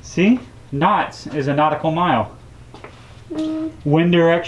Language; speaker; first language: English; native; English